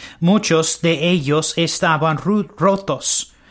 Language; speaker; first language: Spanish; non-native, learner; English